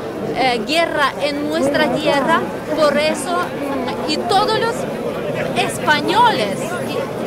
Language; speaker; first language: Spanish; non-native, fluent; Ukrainian